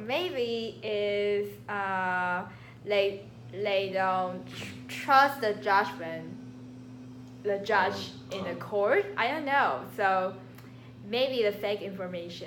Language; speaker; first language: English; non-native, learner; Chinese